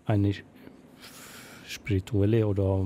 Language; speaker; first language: German; non-native, fluent; Arabic